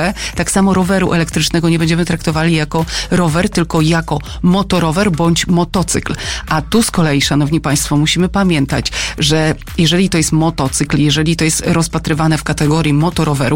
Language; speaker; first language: Polish; native; Polish